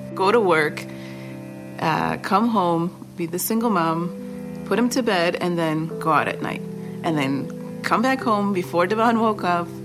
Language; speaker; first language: English; native; English